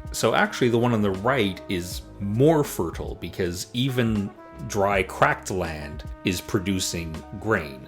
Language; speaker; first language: English; native; English